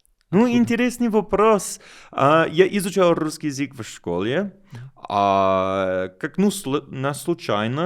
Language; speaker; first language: Russian; non-native, learner; English